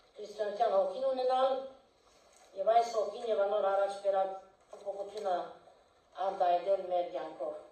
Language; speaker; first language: Armenian; early bilingual, heritage; Armenian